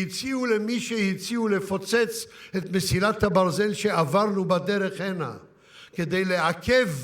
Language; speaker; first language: Hebrew; early bilingual, other home language; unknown